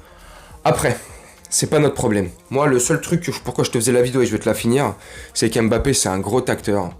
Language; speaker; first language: French; native; French